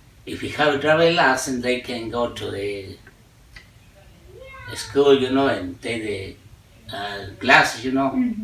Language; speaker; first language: English; non-native, learner; Spanish